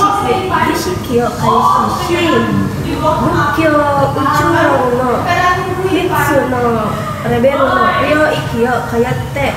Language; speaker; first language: Japanese; non-native, learner; Indonesian